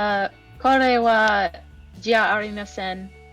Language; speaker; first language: Japanese; non-native, learner; English